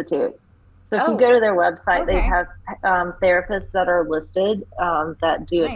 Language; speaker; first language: English; native; English